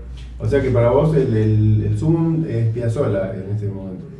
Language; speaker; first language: Spanish; native; Spanish